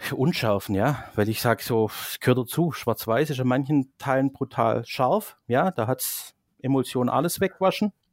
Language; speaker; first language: German; native; German